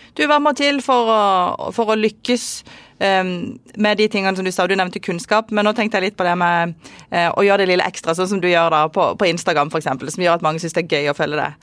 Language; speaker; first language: Norwegian; native; Norwegian